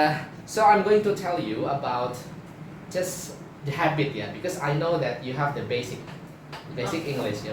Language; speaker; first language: English; non-native, fluent; Indonesian